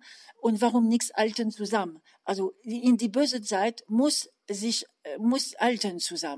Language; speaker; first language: German; non-native, learner; French